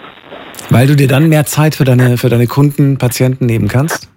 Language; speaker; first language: German; native; German